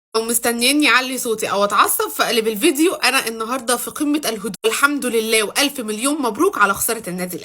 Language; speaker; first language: Arabic; native; Arabic